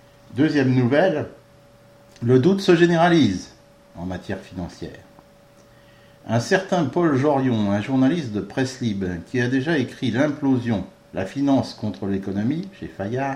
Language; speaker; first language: French; native; French